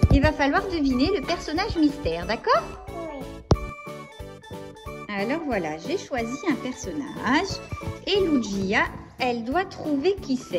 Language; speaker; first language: French; native; French